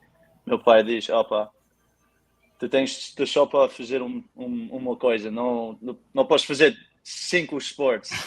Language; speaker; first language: Portuguese; early bilingual, heritage; Portuguese